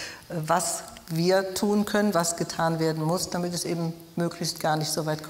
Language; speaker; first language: German; native; German